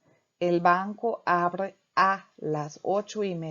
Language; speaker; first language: Spanish; non-native, fluent; English